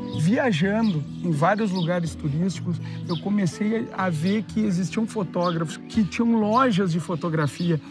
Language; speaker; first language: Portuguese; native; Portuguese